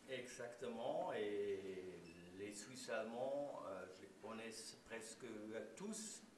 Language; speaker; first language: French; non-native, local second language; German